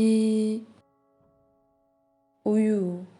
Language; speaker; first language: Korean; native; Korean